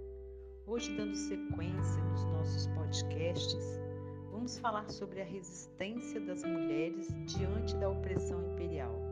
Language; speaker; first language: Portuguese; native; Portuguese